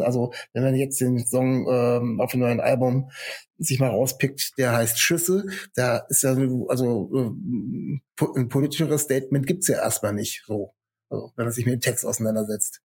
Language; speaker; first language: German; native; German